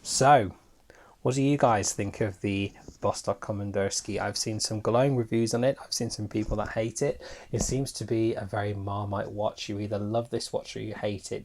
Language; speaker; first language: English; native; English